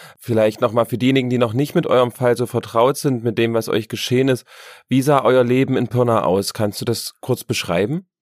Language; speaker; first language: German; native; German